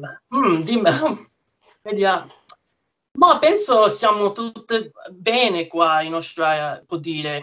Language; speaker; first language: Italian; early bilingual, heritage; English